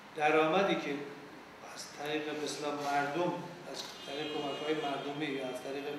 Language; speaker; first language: Persian; non-native, local second language; Armenian